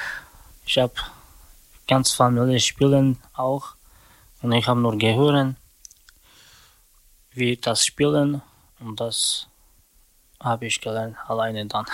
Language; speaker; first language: German; non-native, learner; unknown